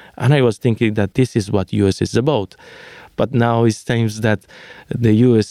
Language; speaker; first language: English; non-native, fluent; Persian